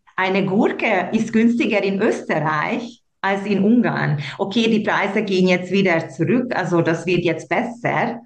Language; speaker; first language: German; non-native, local second language; Hungarian